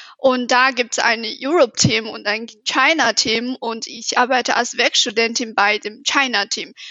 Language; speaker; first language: German; non-native, fluent; Chinese